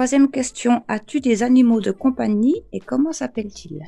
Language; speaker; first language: French; native; French